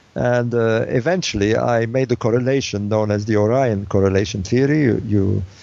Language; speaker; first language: English; non-native, fluent; Arabic